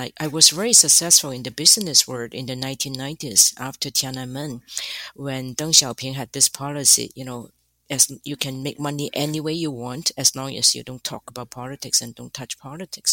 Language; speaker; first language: English; non-native, fluent; Chinese